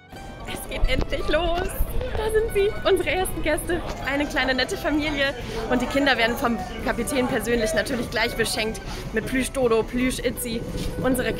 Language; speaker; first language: German; native; German